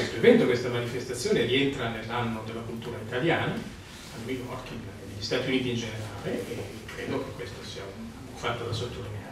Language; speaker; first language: Italian; native; Italian